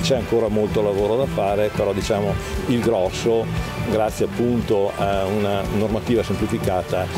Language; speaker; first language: Italian; native; Italian